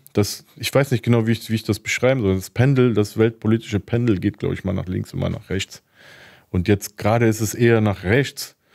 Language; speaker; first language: German; early bilingual, other home language; Turkish